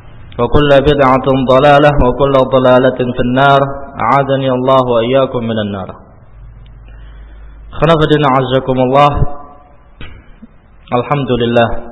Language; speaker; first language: Arabic; non-native, fluent; Indonesian